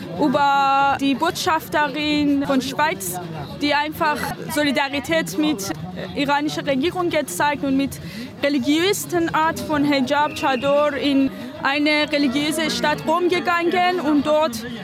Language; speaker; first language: German; non-native, fluent; Persian